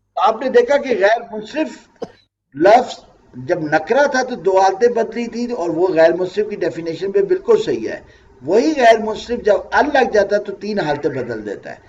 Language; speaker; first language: Urdu; native; Urdu